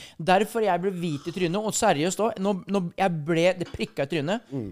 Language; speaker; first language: Norwegian; native; Norwegian